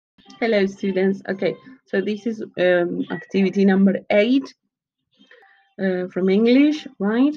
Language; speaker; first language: English; non-native, fluent; Spanish